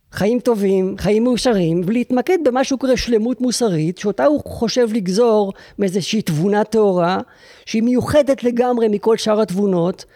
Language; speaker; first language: Hebrew; native; Hebrew